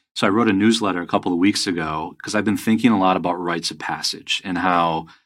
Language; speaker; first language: English; native; English